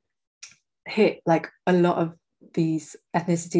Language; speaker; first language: English; native; English